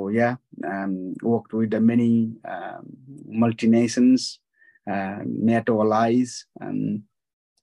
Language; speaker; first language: English; non-native, local second language; Nepali